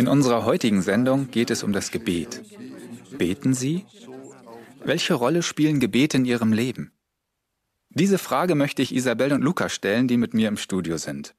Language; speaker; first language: German; native; German